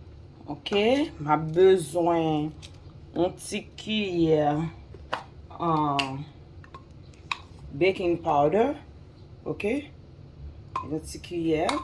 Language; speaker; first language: French; non-native, local second language; Haitian Creole